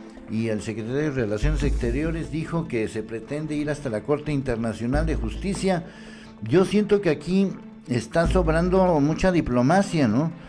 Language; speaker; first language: Spanish; native; Spanish